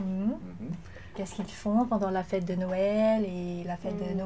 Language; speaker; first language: French; non-native, learner; Lao